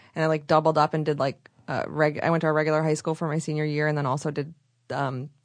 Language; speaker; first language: English; native; English